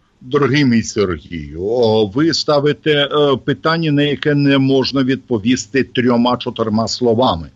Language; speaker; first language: Ukrainian; non-native, local second language; Russian